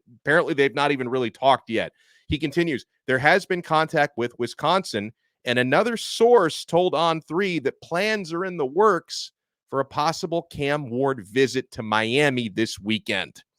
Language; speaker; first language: English; native; English